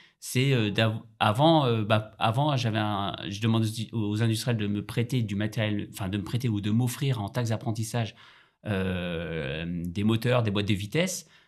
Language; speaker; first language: French; native; French